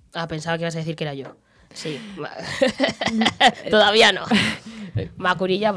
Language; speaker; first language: Spanish; native; Spanish